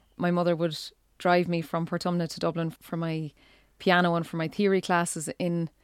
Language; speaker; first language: English; native; English